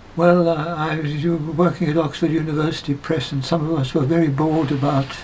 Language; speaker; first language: English; native; English